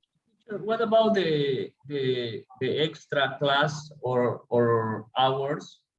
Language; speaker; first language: English; non-native, learner; Spanish